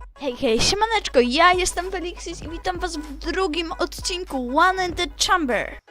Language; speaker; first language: Polish; native; Polish